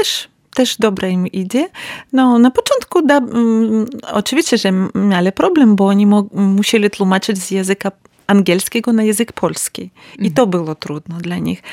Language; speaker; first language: Polish; non-native, learner; Ukrainian